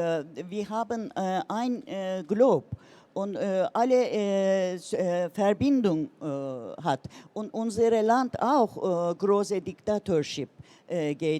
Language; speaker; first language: German; non-native, learner; Turkish